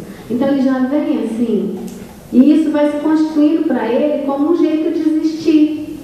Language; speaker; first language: Portuguese; native; Portuguese